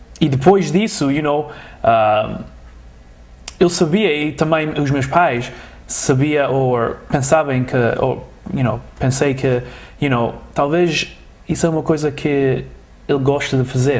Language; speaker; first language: Portuguese; early bilingual, heritage; Portuguese